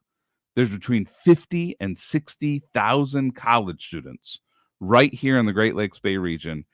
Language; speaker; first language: English; native; English